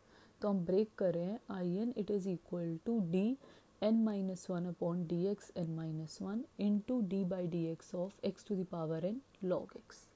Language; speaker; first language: Hindi; native; Hindi